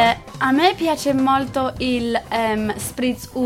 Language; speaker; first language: Italian; non-native, learner; English